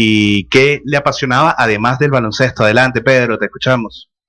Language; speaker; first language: Spanish; native; Spanish